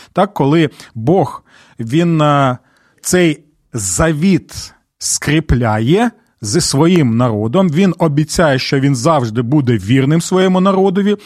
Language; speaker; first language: Ukrainian; non-native, local second language; Russian